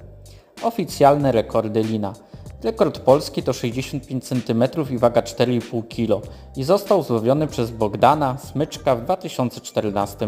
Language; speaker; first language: Polish; native; Polish